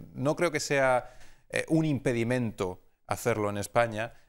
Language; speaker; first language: Spanish; native; Spanish